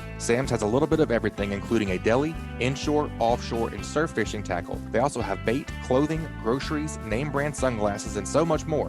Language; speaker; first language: English; native; English